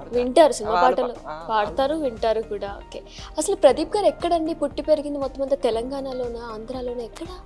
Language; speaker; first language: Telugu; native; Telugu